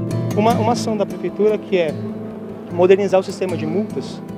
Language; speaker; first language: Portuguese; native; Portuguese